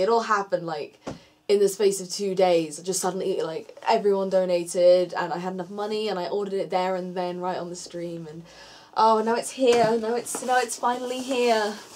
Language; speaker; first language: English; native; English